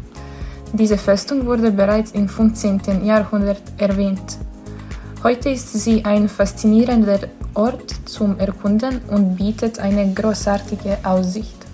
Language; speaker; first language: German; non-native, learner; Bosnian